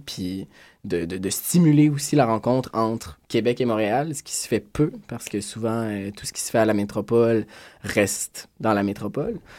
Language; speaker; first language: French; native; French